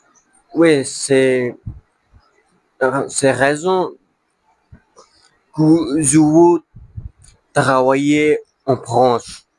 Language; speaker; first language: French; non-native, learner; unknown